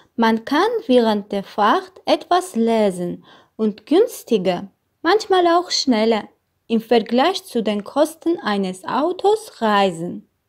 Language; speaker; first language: German; non-native, learner; Armenian